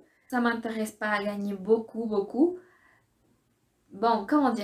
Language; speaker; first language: French; non-native, fluent; Spanish